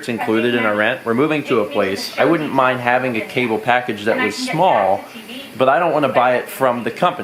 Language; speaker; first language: English; native; English